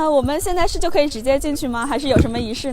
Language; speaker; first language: Chinese; native; Chinese